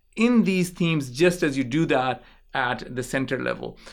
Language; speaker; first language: English; non-native, local second language; Urdu